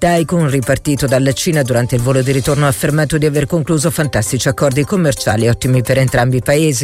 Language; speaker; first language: Italian; native; Italian